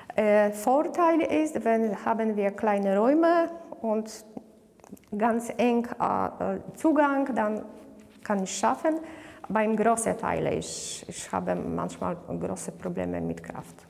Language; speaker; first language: German; non-native, learner; Polish